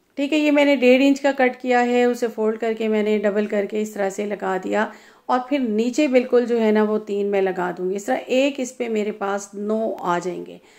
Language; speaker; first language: Urdu; non-native, local second language; Punjabi